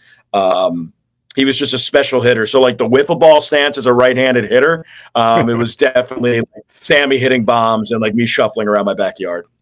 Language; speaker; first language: English; native; English